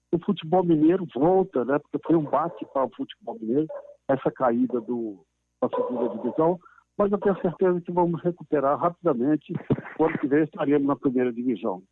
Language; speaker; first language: Portuguese; native; Portuguese